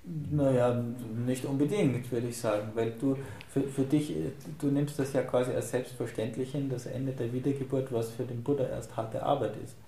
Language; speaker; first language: German; native; German